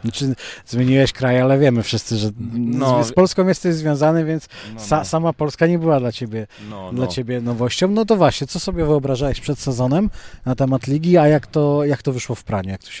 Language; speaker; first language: Polish; native; Polish